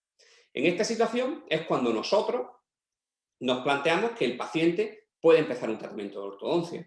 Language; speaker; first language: Spanish; native; Spanish